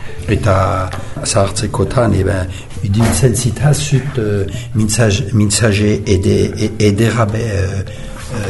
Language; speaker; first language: Basque; non-native, learner; French